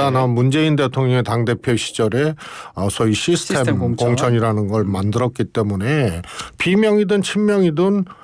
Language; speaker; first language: Korean; native; Korean